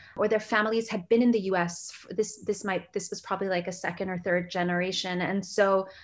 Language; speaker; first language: English; early bilingual, other home language; Gujarati